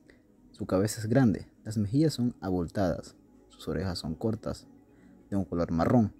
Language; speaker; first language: Spanish; native; Spanish